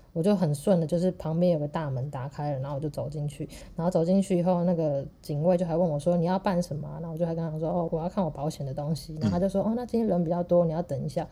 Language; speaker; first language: Chinese; native; Chinese